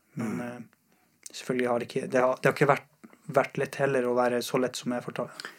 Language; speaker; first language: Norwegian; non-native, fluent; Persian